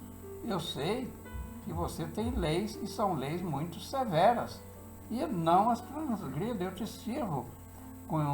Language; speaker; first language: Portuguese; native; Portuguese